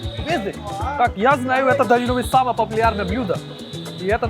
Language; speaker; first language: Russian; non-native, learner; Hindi